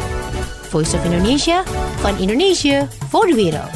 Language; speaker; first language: Dutch; non-native, fluent; Indonesian